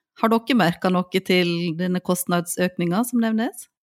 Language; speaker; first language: Norwegian; native; Norwegian